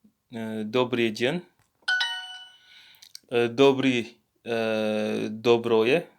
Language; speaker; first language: Russian; non-native, learner; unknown